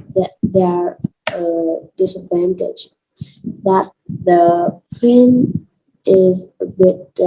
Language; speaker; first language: English; non-native, learner; Vietnamese